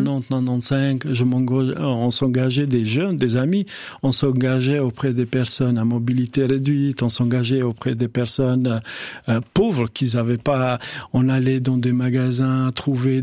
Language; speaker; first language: French; non-native, fluent; Albanian